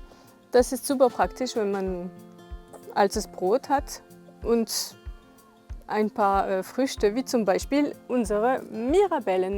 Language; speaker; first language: German; non-native, fluent; French